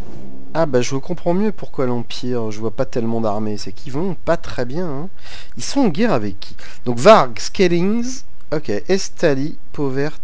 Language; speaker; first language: French; native; French